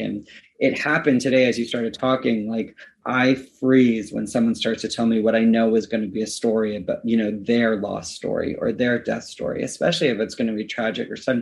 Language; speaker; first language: English; native; English